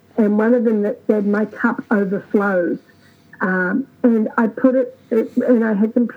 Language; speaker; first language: English; native; English